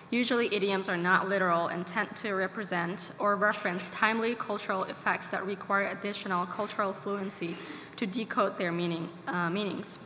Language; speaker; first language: English; non-native, fluent; Persian